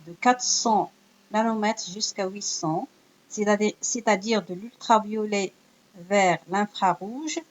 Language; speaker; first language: French; non-native, local second language; Arabic